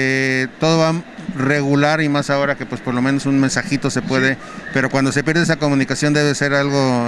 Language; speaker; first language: Spanish; native; Spanish